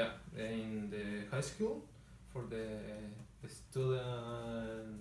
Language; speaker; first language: English; non-native, learner; Spanish